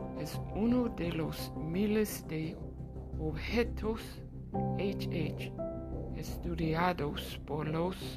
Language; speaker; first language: Spanish; non-native, learner; English